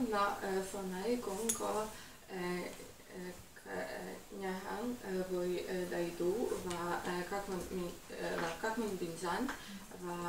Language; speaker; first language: Vietnamese; non-native, learner; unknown